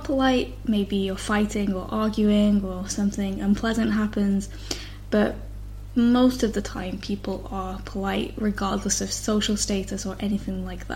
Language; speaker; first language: English; native; English